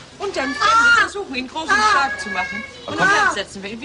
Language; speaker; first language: German; native; German